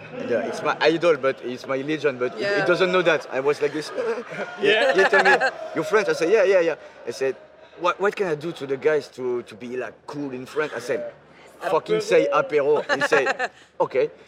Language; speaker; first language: English; non-native, fluent; French